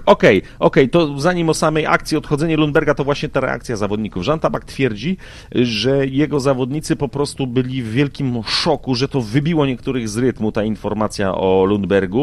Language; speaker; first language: Polish; native; Polish